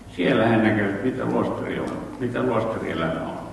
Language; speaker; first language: Finnish; native; Finnish